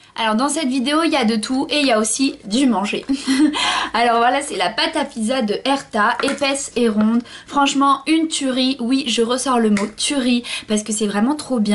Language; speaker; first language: French; native; French